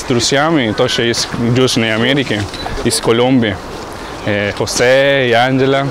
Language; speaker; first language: Russian; non-native, learner; Spanish